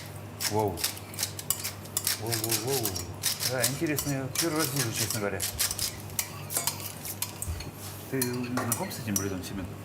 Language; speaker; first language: Russian; native; Russian